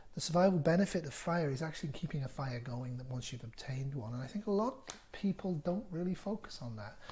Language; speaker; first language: English; native; English